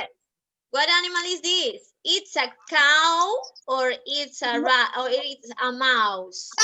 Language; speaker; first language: English; non-native, fluent; Spanish